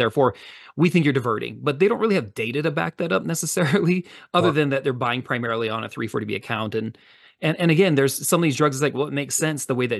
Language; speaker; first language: English; native; English